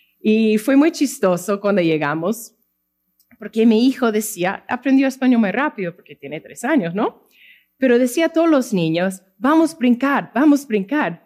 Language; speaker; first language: Spanish; non-native, fluent; English